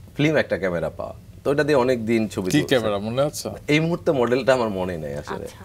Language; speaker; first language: Bangla; native; Bangla